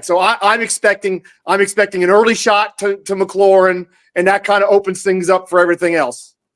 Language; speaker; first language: English; native; English